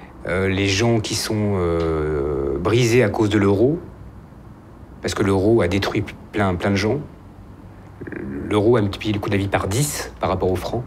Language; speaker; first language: French; native; French